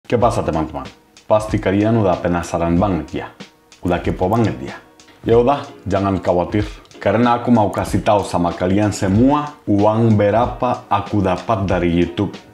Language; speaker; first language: Indonesian; non-native, fluent; Spanish